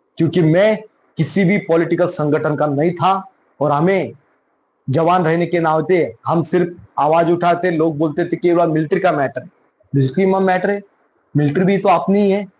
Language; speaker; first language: Hindi; non-native, local second language; Marathi